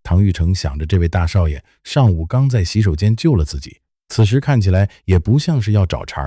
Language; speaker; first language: Chinese; native; Chinese